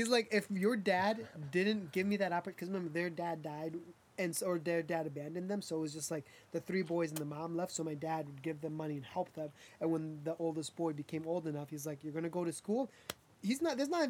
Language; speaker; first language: English; early bilingual, other home language; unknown